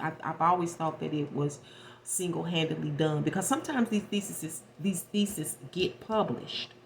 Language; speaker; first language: English; native; English